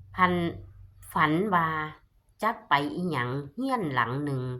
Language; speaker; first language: Thai; non-native, local second language; Northeastern Thai